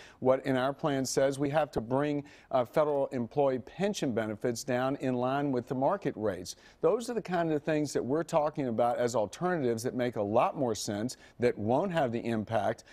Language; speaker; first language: English; native; English